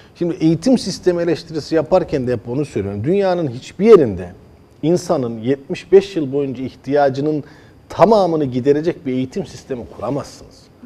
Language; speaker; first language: Turkish; early bilingual, heritage; Turkish